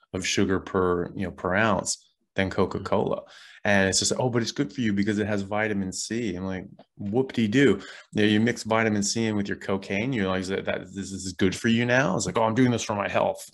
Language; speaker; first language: English; native; English